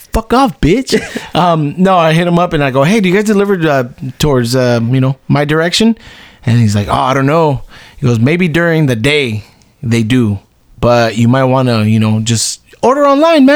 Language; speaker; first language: English; early bilingual, other home language; Spanish